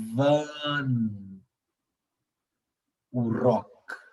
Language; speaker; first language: Russian; non-native, learner; Portuguese